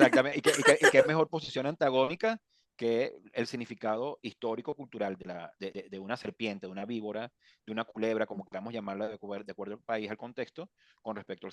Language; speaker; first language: Spanish; native; Spanish